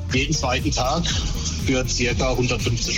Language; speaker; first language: German; native; German